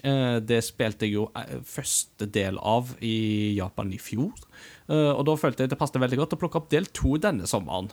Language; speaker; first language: Norwegian; native; Norwegian